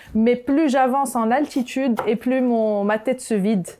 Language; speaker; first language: French; non-native, local second language; Arabic